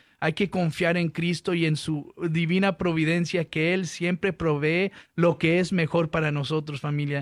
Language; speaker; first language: Spanish; early bilingual, heritage; Spanish